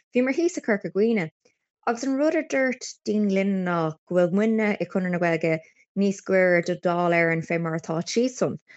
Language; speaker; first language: Irish; non-native, local second language; English